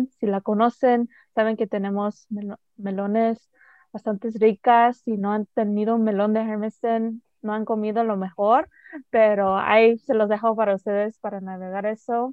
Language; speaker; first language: Spanish; early bilingual, heritage; Spanish